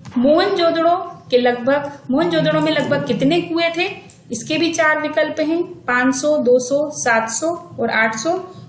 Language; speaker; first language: Hindi; native; Hindi